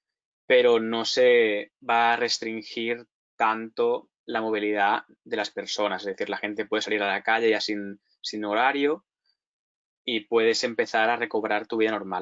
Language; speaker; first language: Spanish; native; Spanish